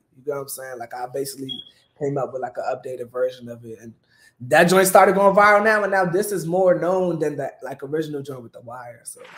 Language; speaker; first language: English; native; English